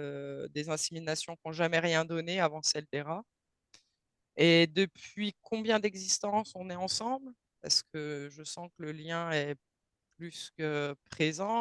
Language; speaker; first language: French; native; French